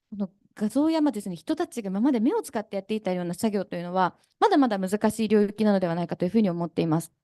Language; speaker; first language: Japanese; native; Japanese